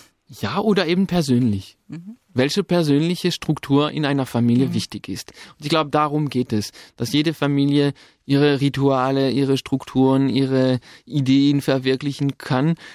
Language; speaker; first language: German; non-native, fluent; French